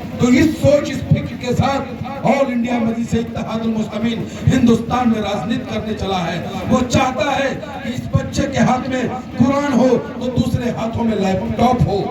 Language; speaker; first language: Hindi; native; Hindi